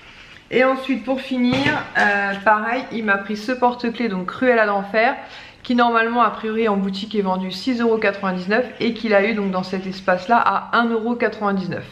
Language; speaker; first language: French; native; French